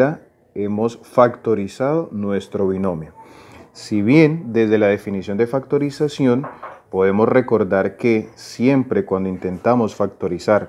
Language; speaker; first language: Spanish; native; Spanish